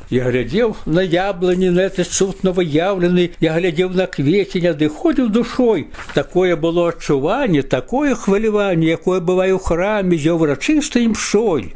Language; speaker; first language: Belarusian; native; Belarusian